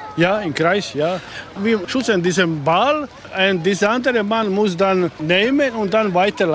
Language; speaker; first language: German; non-native, learner; Croatian